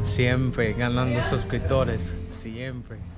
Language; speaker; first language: Spanish; non-native, learner; English